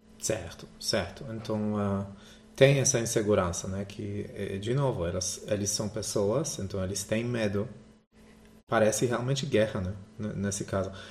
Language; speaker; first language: Portuguese; non-native, fluent; Polish